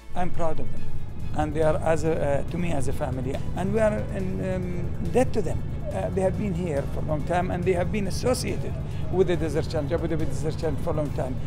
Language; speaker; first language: English; non-native, fluent; Russian